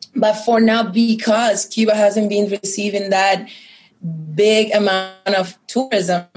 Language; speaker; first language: English; non-native, fluent; Spanish